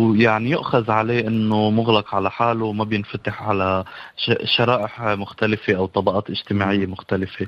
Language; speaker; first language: Arabic; native; Arabic